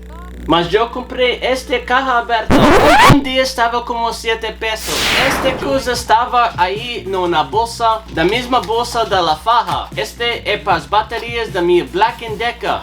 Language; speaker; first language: Spanish; non-native, learner; English